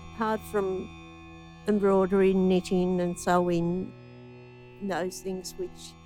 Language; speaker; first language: English; non-native, fluent; Italian